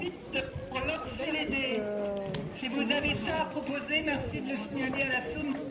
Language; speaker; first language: French; native; French